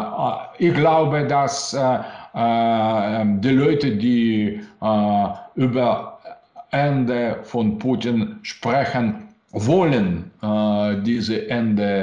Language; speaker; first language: German; non-native, learner; Russian